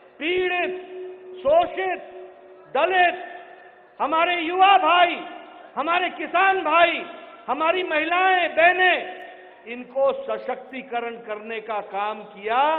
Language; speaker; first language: Hindi; native; Hindi